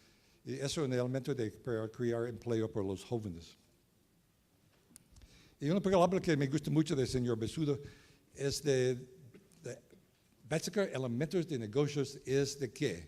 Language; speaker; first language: Spanish; non-native, learner; English